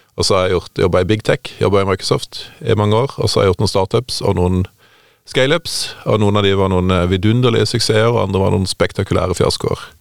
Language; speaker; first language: Norwegian; native; Norwegian